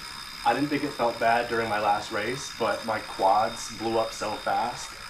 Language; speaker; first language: English; native; English